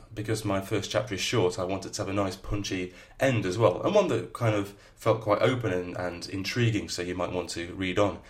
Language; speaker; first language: English; native; English